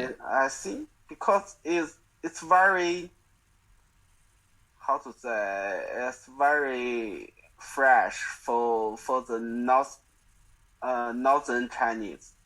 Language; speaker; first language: English; non-native, learner; Chinese